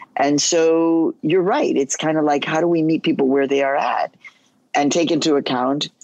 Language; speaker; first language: English; early bilingual, other home language; Spanish